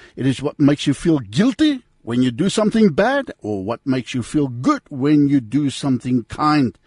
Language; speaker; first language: English; non-native, local second language; Afrikaans